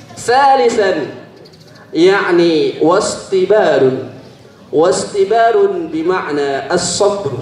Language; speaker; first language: Arabic; non-native, learner; Indonesian